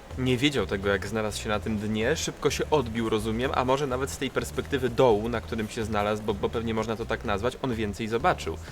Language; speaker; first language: Polish; native; Polish